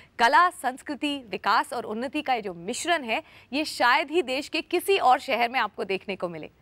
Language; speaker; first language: Hindi; native; Hindi